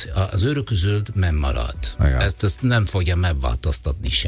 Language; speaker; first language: Hungarian; non-native, fluent; Italian